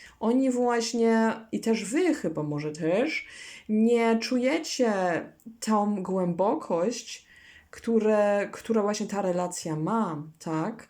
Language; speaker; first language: Polish; non-native, learner; German